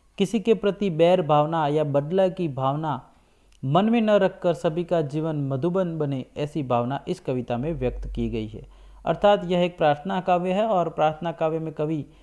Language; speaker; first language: Hindi; non-native, local second language; Gujarati